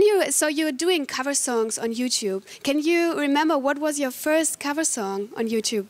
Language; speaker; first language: English; non-native, fluent; German